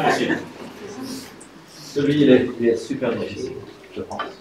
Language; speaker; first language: French; non-native, fluent; Swedish